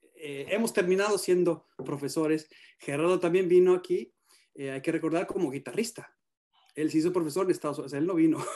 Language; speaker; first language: Spanish; native; Spanish